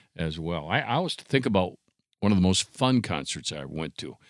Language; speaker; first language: English; non-native, fluent; Italian